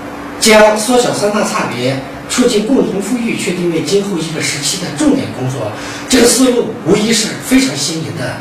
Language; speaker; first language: Chinese; native; Chinese